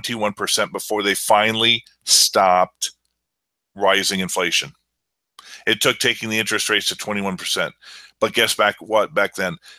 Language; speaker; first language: English; native; English